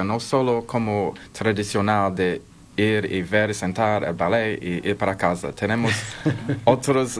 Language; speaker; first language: Spanish; non-native, fluent; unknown